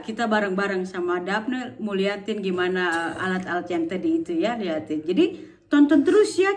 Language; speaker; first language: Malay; non-native, local second language; Sundanese